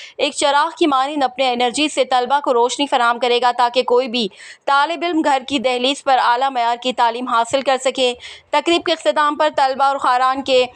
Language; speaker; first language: Urdu; non-native, local second language; Baluchi